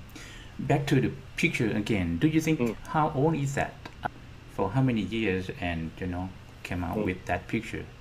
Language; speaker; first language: English; non-native, fluent; Thai